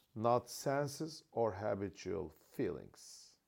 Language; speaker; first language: English; non-native, fluent; Turkish